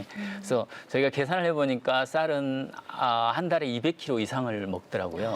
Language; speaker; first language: Korean; native; Korean